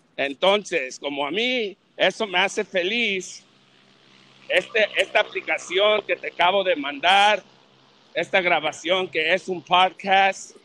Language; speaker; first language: Spanish; early bilingual, heritage; Spanish